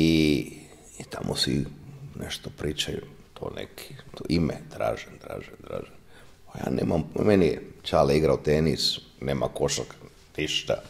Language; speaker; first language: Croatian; non-native, fluent; Italian